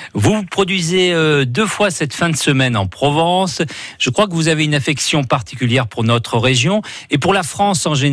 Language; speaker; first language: French; native; French